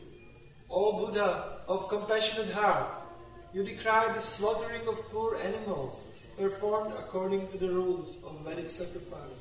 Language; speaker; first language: English; non-native, local second language; Tamil